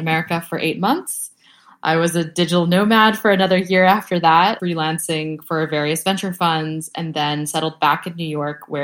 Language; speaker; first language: English; early bilingual, other home language; Vietnamese